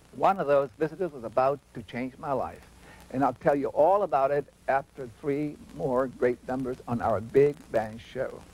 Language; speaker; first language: English; native; English